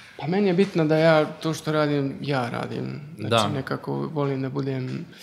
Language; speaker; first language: Serbian; early bilingual, heritage; Serbian